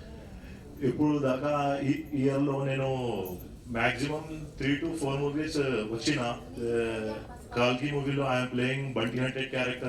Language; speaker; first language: Telugu; non-native, learner; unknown